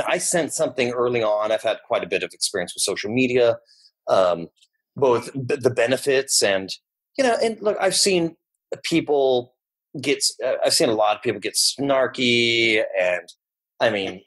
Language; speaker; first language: English; native; English